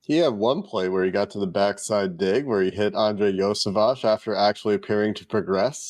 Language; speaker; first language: English; native; English